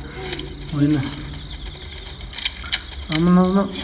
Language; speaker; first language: Spanish; native; Spanish